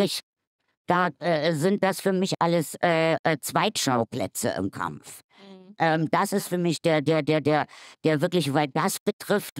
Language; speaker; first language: German; native; German